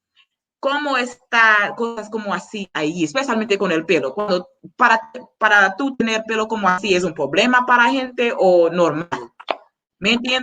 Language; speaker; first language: Spanish; non-native, learner; English